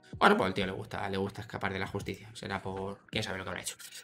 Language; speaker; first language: Spanish; native; Spanish